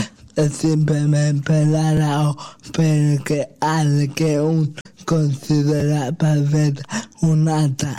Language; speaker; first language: Catalan; non-native, local second language; Spanish